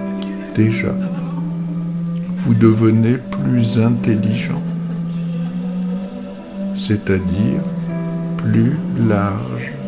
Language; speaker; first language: French; native; French